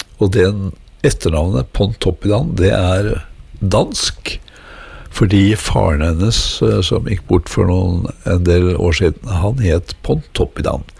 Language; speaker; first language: Norwegian; native; Norwegian